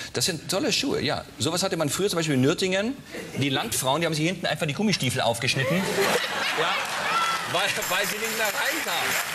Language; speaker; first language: German; native; German